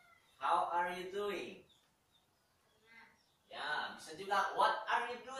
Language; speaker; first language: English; non-native, learner; Indonesian